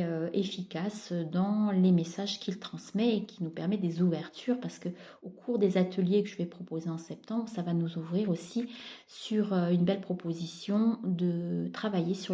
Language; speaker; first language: French; native; French